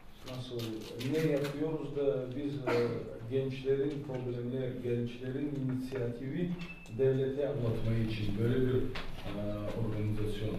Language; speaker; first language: Turkish; non-native, learner; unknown